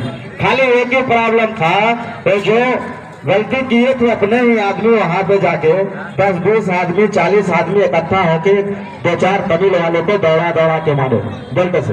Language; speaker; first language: Hindi; native; Hindi